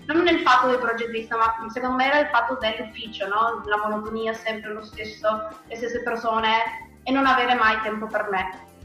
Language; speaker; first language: Italian; non-native, fluent; Spanish